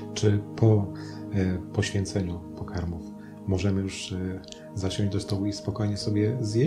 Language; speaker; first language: Polish; native; Polish